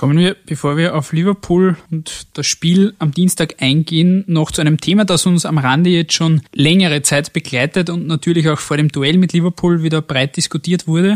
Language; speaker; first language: German; native; German